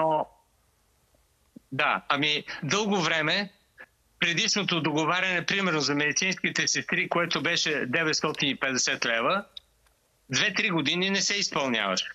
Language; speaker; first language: Bulgarian; native; Bulgarian